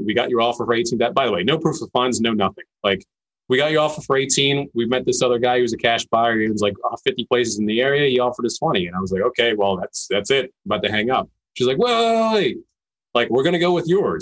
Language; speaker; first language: English; native; English